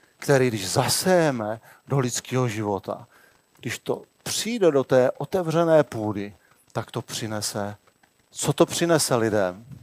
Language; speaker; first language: Czech; native; Czech